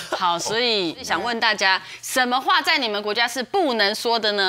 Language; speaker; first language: Chinese; native; Chinese